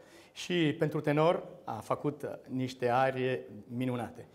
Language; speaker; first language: Romanian; non-native, learner; French